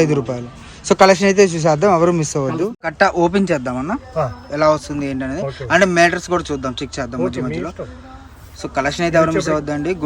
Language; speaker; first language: Telugu; native; Telugu